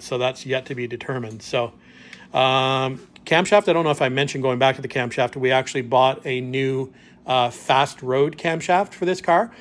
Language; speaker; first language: English; native; English